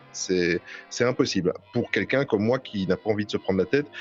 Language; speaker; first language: French; native; French